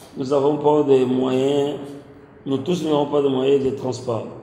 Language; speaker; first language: French; non-native, local second language; Lingala